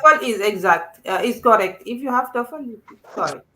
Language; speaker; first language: English; non-native, learner; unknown